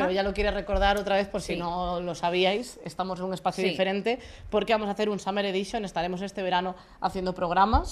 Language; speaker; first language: Spanish; native; Spanish